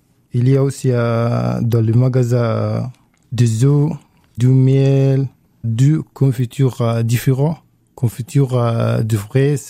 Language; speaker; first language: French; non-native, learner; Arabic